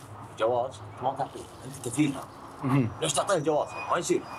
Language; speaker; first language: Arabic; native; Arabic